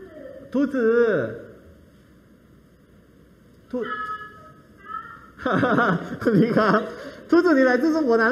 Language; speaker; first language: Chinese; non-native, fluent; Thai